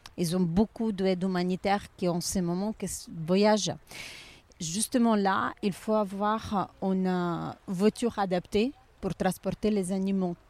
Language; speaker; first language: French; non-native, learner; Ukrainian